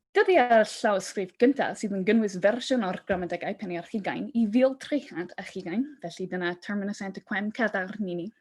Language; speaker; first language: Welsh; non-native, fluent; English